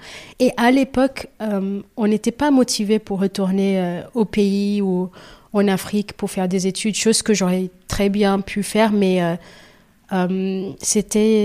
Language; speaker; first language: French; non-native, fluent; Kabuverdianu